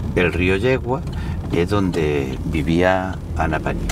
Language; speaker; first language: Spanish; native; Spanish